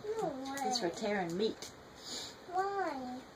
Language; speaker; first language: English; native; English